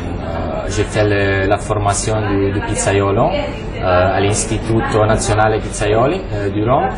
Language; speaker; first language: French; non-native, fluent; Romanian